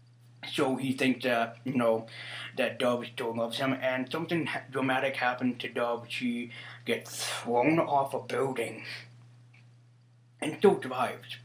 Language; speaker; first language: English; native; English